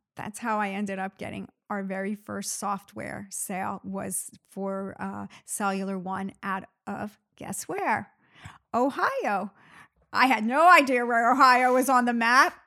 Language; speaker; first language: English; early bilingual, other home language; Arabic